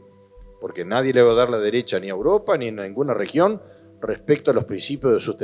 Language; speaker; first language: Spanish; native; Spanish